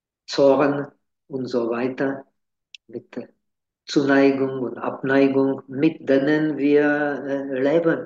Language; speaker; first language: German; non-native, fluent; Czech